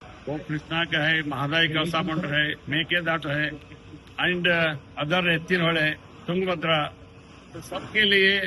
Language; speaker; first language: Hindi; non-native, local second language; Kannada